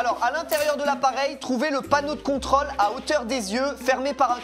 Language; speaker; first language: French; native; French